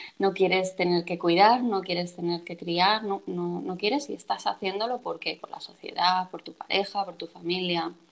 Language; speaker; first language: Spanish; native; Spanish